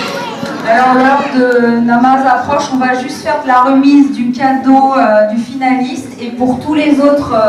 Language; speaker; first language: French; native; French